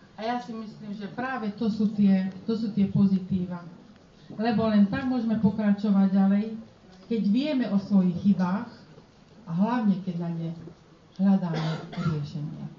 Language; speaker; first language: Slovak; early bilingual, heritage; Slovak